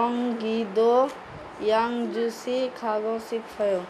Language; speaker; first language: Korean; non-native, learner; Bangla